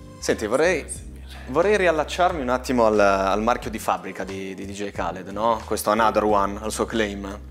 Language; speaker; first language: Italian; native; Italian